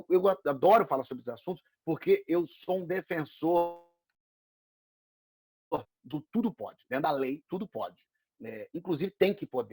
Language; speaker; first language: Portuguese; native; Portuguese